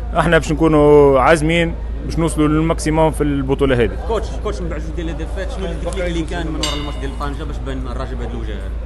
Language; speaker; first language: Arabic; native; Arabic